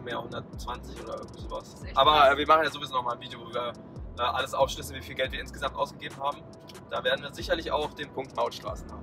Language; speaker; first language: German; native; German